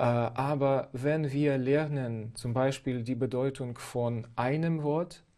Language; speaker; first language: German; non-native, fluent; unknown